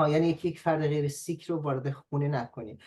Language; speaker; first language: Persian; native; Persian